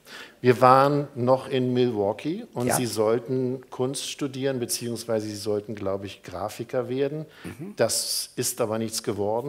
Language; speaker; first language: German; native; German